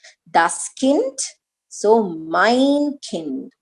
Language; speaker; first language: German; non-native, learner; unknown